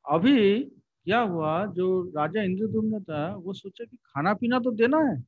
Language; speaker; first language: Hindi; non-native, local second language; Bangla